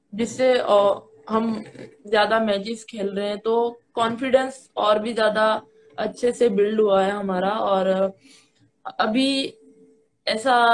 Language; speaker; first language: Hindi; native; Hindi